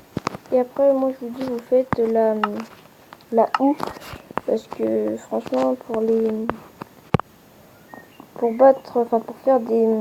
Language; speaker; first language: French; native; French